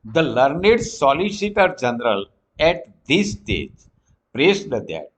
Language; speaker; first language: English; non-native, local second language; Gujarati